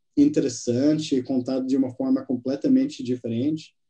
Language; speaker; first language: Portuguese; non-native, fluent; English